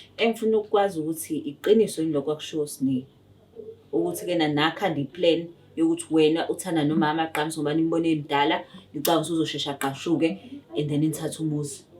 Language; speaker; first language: Zulu; native; Zulu